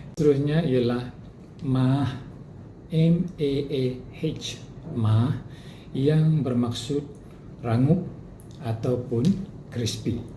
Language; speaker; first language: Malay; non-native, local second language; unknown